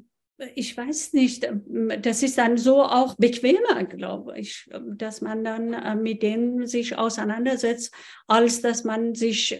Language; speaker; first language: German; non-native, fluent; Persian